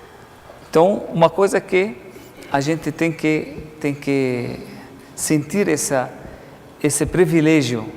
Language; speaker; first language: Portuguese; non-native, fluent; Arabic